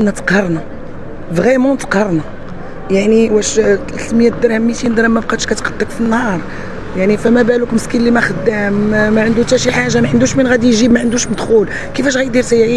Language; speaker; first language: Arabic; native; Arabic